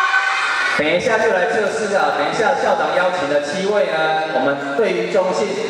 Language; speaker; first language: Chinese; native; Chinese